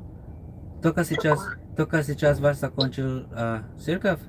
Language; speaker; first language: Russian; non-native, learner; English